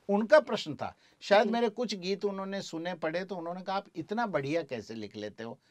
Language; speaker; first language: Hindi; native; Hindi